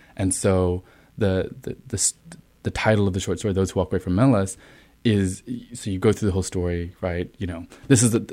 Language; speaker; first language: English; native; English